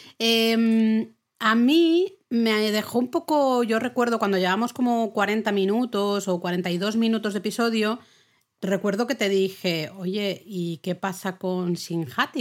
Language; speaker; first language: Spanish; native; Spanish